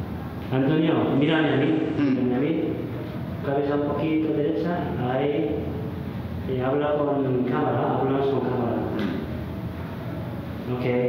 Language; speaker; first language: Spanish; non-native, learner; Korean